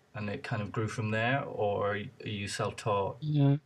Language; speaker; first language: English; native; English